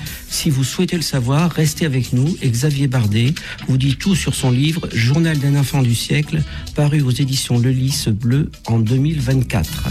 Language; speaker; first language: French; native; French